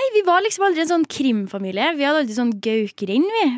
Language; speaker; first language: Norwegian; native; Norwegian